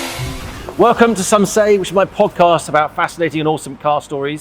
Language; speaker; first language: English; native; English